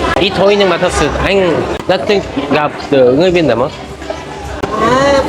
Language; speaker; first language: Vietnamese; non-native, learner; Korean